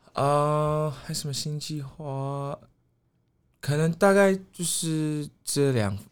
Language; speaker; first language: Chinese; non-native, fluent; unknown